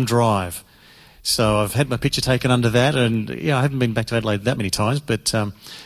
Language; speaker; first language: English; native; English